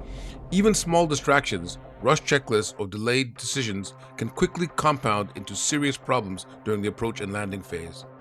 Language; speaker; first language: English; native; English